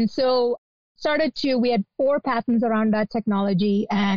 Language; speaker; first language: English; non-native, local second language; Malayalam